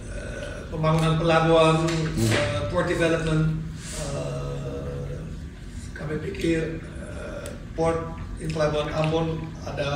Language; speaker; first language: Indonesian; non-native, fluent; Dutch